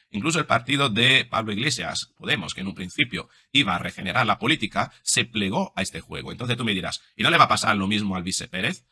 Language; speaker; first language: Spanish; non-native, fluent; Italian